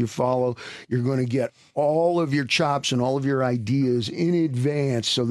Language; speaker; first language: English; native; English